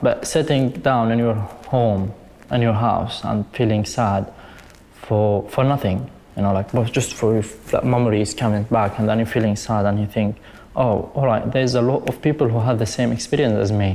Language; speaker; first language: English; non-native, learner; Arabic